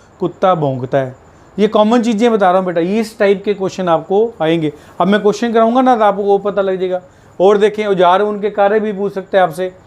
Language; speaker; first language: Hindi; native; Hindi